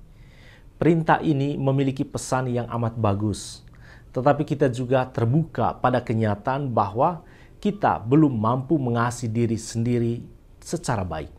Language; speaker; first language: Indonesian; native; Indonesian